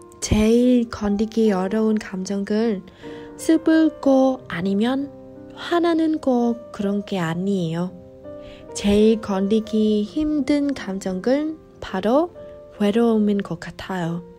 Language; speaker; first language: Korean; non-native, fluent; Vietnamese